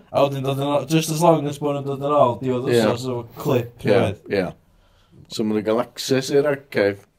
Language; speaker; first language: Welsh; native; Welsh